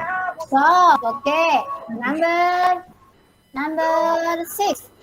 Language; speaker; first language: English; non-native, learner; Indonesian